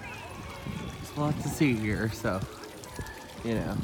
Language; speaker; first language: English; native; English